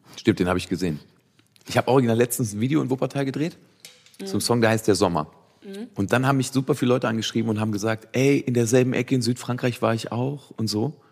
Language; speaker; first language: German; native; German